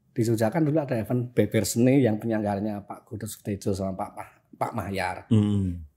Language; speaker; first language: Indonesian; non-native, local second language; Javanese